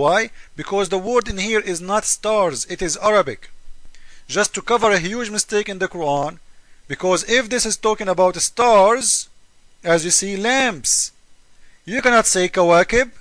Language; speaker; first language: English; non-native, fluent; Arabic